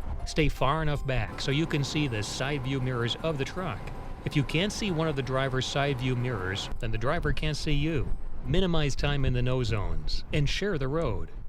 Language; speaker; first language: English; native; English